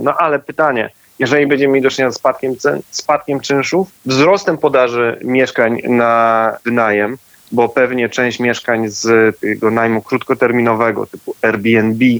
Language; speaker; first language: Polish; native; Polish